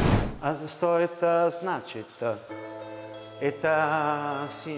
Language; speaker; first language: Russian; non-native, learner; Italian